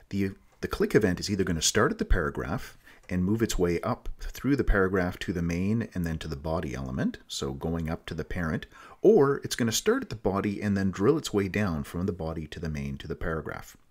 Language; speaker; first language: English; native; English